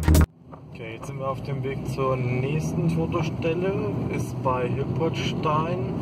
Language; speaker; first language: German; native; German